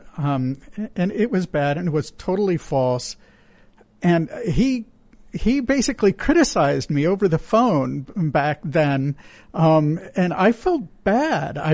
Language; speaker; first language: English; native; English